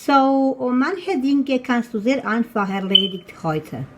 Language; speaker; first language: German; non-native, fluent; Croatian